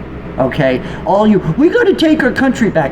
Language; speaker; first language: English; native; English